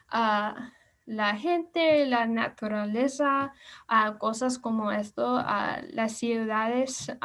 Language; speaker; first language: Spanish; non-native, learner; English